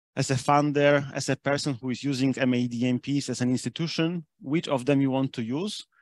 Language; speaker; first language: English; non-native, fluent; German